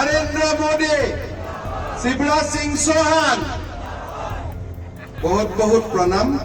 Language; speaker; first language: Hindi; non-native, local second language; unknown